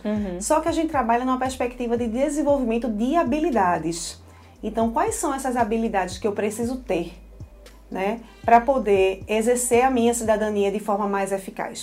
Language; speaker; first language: Portuguese; native; Portuguese